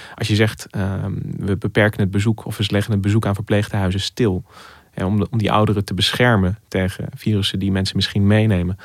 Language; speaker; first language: Dutch; native; Dutch